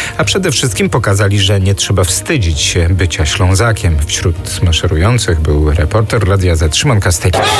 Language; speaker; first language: Polish; native; Polish